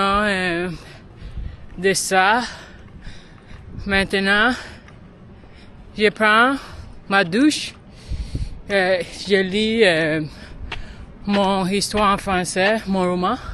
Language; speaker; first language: French; non-native, learner; English